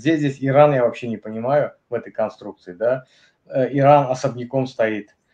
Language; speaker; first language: Russian; non-native, local second language; Azerbaijani